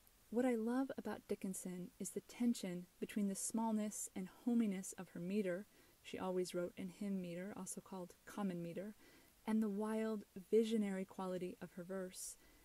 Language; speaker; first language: English; native; English